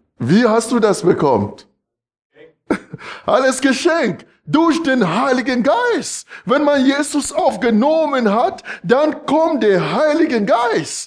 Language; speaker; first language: German; non-native, fluent; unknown